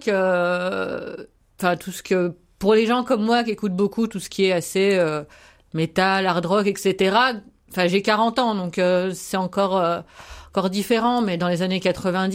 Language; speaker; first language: French; native; French